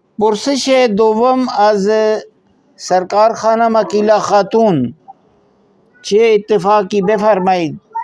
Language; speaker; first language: Persian; non-native, fluent; Urdu